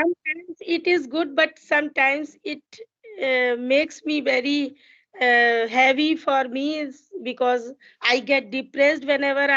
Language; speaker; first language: English; non-native, local second language; Hindi